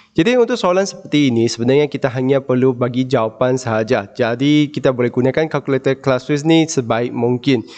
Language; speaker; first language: Malay; non-native, local second language; Chinese